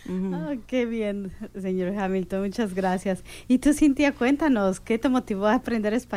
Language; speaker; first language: Spanish; native; Spanish